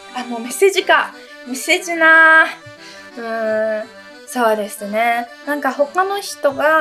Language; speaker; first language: Japanese; non-native, fluent; Italian